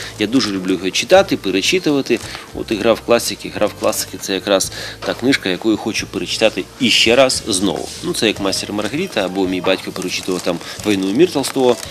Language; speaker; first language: Ukrainian; non-native, local second language; Russian